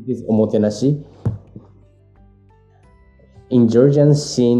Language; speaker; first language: English; non-native, learner; Japanese